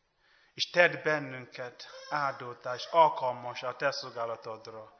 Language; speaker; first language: Hungarian; non-native, learner; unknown